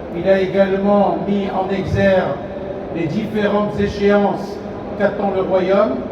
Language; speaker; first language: French; non-native, local second language; Arabic